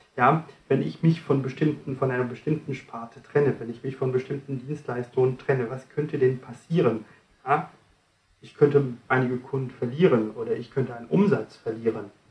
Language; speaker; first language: German; non-native, fluent; French